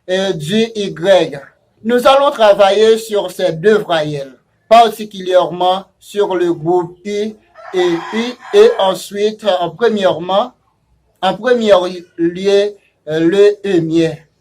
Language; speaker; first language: French; non-native, fluent; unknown